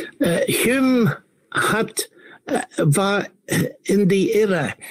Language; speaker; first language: German; non-native, fluent; English